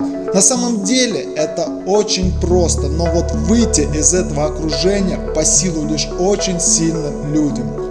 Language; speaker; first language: Russian; native; Russian